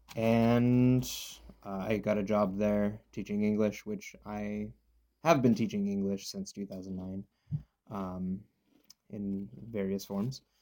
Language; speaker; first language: English; native; English